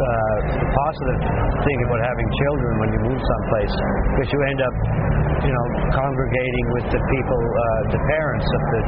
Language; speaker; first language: English; native; English